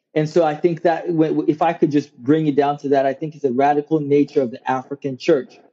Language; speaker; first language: English; non-native, local second language; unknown